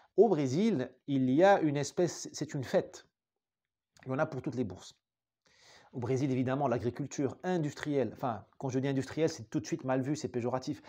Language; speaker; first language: French; non-native, local second language; Arabic